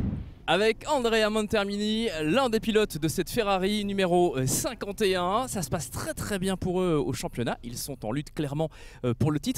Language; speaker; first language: French; native; French